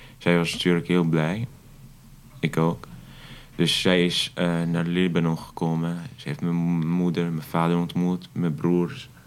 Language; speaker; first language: Dutch; non-native, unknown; Arabic